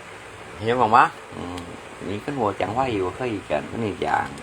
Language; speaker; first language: Chinese; non-native, learner; Hakka Chinese